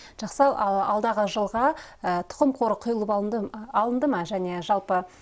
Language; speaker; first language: Kazakh; native; Kazakh